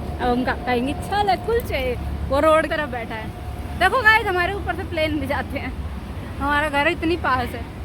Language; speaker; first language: Hindi; native; Hindi